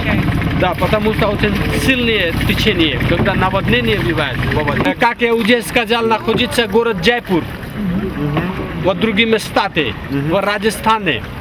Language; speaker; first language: Russian; non-native, fluent; Hindi